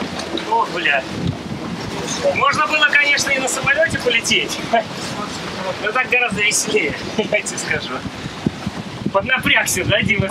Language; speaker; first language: Russian; native; Russian